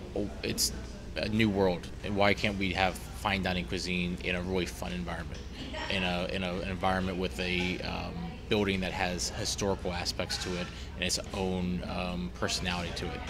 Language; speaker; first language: English; native; English